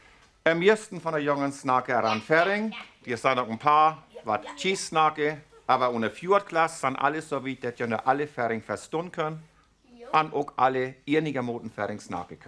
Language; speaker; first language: German; non-native, local second language; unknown